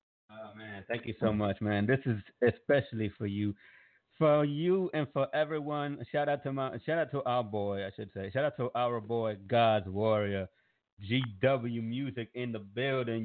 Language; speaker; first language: English; early bilingual, other home language; Spanish